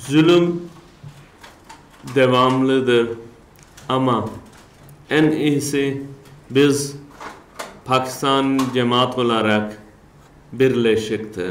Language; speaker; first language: Turkish; non-native, learner; Urdu